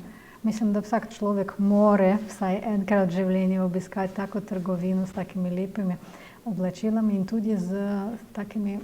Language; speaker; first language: Slovenian; non-native, fluent; Ukrainian